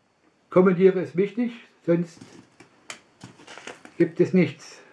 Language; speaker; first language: German; non-native, learner; Russian